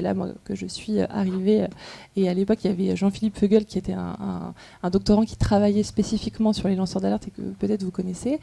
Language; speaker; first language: French; native; French